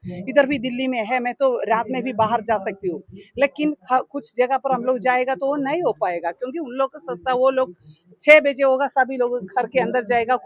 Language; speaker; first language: Hindi; non-native, local second language; Malayalam